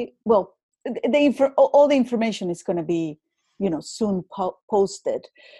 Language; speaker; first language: English; non-native, fluent; Spanish